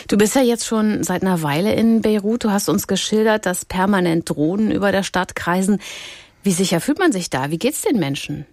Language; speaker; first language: German; native; German